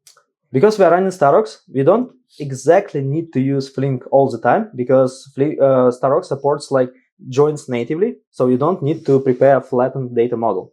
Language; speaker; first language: English; non-native, fluent; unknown